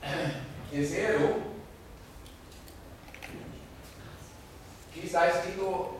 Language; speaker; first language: Portuguese; non-native, fluent; German